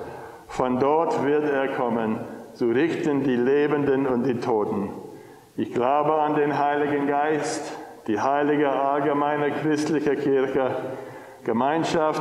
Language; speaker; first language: German; non-native, fluent; English